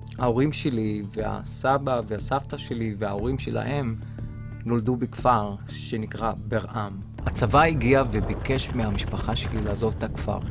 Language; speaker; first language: Hebrew; non-native, local second language; Arabic